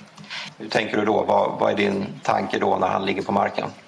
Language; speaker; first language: Swedish; native; Swedish